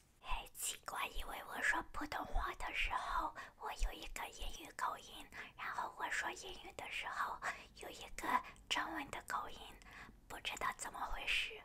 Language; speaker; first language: Chinese; early bilingual, heritage; Chinese